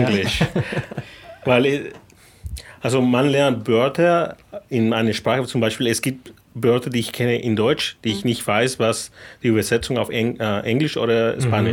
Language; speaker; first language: German; non-native, fluent; Spanish